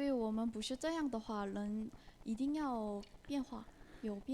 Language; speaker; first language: Chinese; non-native, fluent; Korean